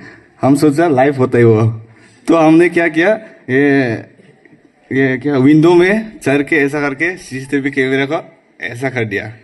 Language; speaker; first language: Hindi; non-native, local second language; Garo